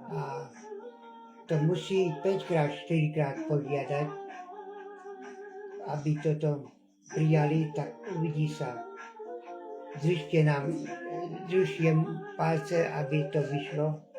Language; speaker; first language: Slovak; non-native, local second language; Hungarian